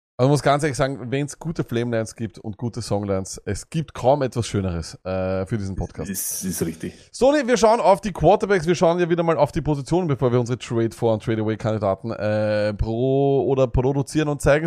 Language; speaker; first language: German; native; German